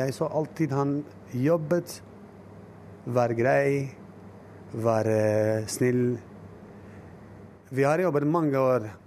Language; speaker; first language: Norwegian; non-native, fluent; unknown